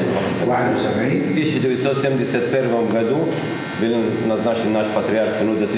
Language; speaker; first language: Russian; non-native, learner; Arabic